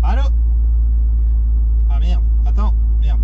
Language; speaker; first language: French; native; French